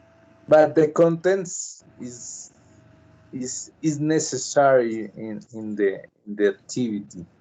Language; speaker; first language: English; non-native, learner; Spanish